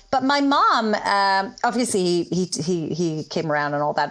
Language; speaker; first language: English; non-native, fluent; Hebrew